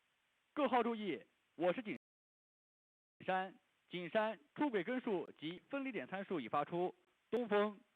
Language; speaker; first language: Chinese; native; Chinese